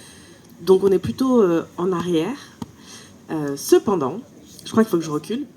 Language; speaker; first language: French; native; French